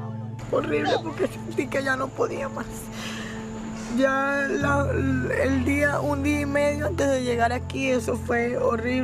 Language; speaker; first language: Spanish; native; Spanish